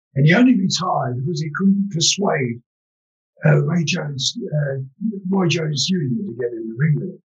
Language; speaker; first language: English; native; English